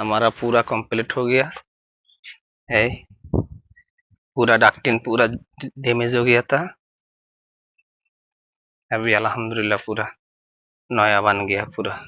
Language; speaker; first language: Hindi; non-native, learner; Bangla